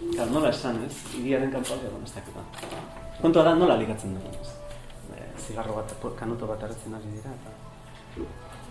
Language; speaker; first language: Basque; native; Basque